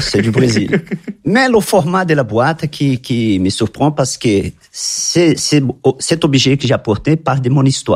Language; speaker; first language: French; non-native, fluent; Portuguese